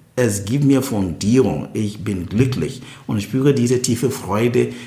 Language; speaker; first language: German; non-native, fluent; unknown